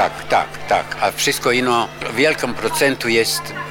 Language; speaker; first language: Polish; non-native, learner; Croatian